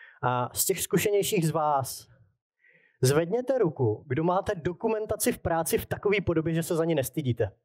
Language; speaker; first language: Czech; native; Czech